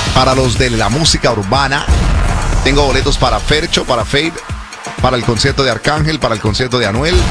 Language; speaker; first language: Spanish; native; Spanish